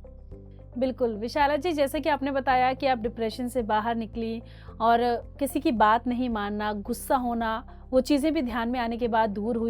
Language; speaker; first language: Hindi; native; Hindi